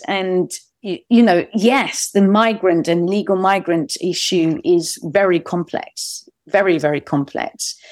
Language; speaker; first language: English; native; English